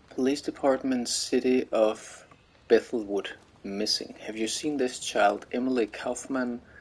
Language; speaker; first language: English; non-native, fluent; Danish